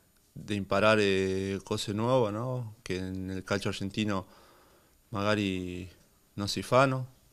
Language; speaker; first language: Italian; non-native, learner; Spanish